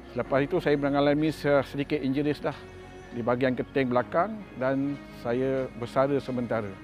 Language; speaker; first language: Malay; native; Malay